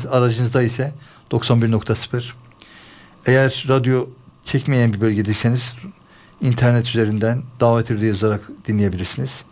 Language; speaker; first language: Turkish; native; Turkish